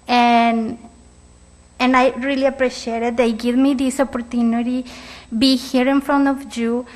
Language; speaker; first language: English; non-native, learner; Spanish